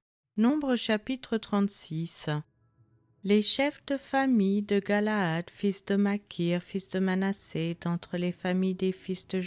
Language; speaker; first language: French; native; French